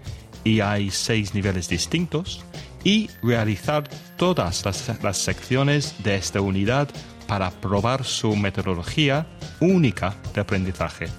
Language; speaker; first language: Spanish; non-native, fluent; English